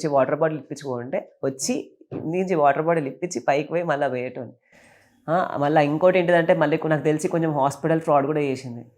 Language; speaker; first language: Telugu; native; Telugu